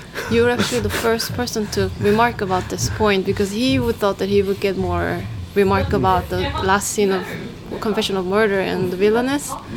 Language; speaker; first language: English; non-native, fluent; Korean